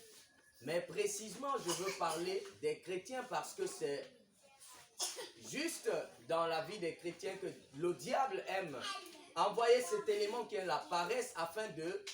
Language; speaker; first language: French; non-native, local second language; Lingala